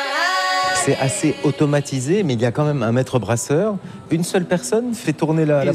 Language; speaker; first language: French; native; French